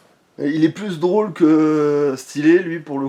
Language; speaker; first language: French; native; French